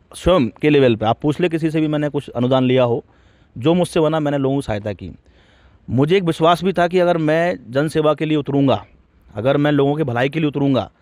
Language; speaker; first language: Hindi; native; Hindi